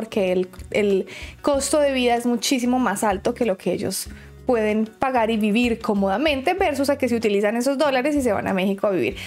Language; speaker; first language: Spanish; native; Spanish